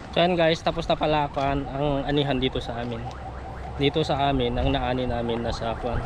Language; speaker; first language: Filipino; non-native, local second language; Iloko